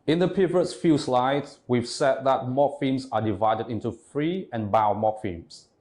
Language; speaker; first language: English; non-native, fluent; Vietnamese